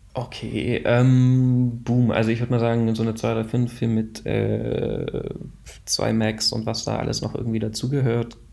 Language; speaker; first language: German; native; German